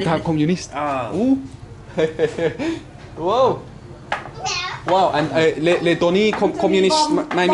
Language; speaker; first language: Thai; non-native, learner; English